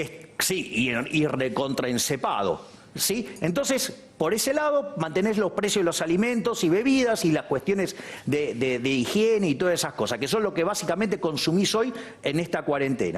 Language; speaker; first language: Spanish; native; Spanish